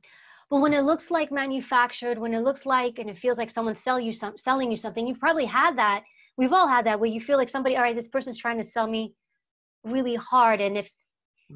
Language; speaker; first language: English; early bilingual, other home language; Greek